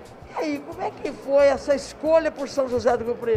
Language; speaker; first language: Portuguese; native; Portuguese